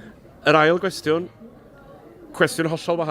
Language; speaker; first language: Welsh; native; Welsh